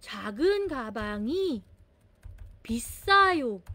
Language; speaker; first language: Korean; non-native, fluent; Filipino